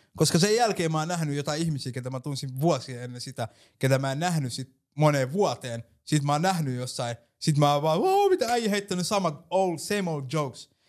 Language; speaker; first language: Finnish; early bilingual, other home language; Somali